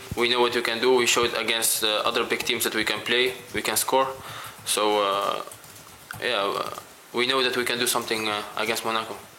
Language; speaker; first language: English; non-native, fluent; Dutch